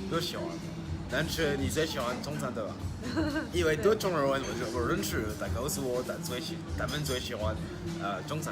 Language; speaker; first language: Chinese; non-native, learner; French